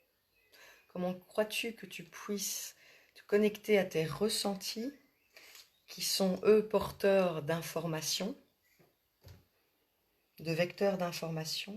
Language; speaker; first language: French; native; French